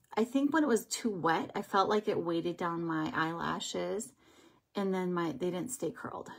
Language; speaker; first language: English; native; English